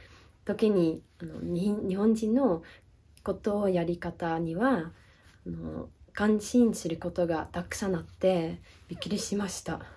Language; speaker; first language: Japanese; non-native, fluent; Dutch